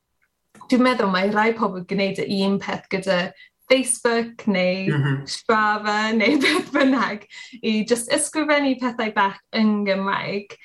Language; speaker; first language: Welsh; non-native, learner; English